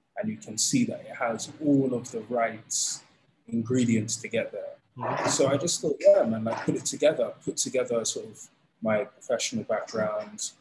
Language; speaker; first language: English; native; English